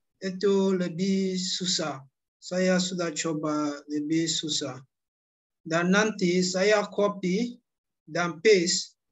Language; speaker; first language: Indonesian; non-native, learner; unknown